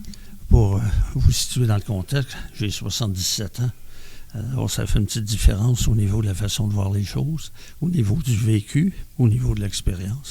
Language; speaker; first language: French; native; French